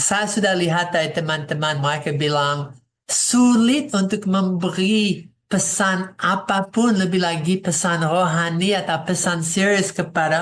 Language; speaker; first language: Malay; non-native, fluent; English